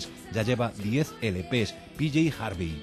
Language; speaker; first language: Spanish; native; Spanish